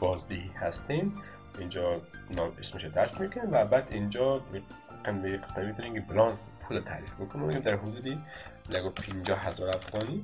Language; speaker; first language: Persian; native; Persian